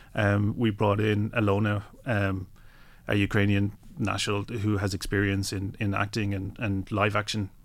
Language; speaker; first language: English; native; English